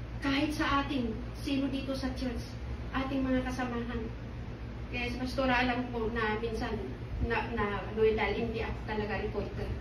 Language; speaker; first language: Filipino; non-native, local second language; Iloko